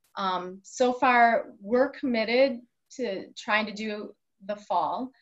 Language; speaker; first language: English; native; English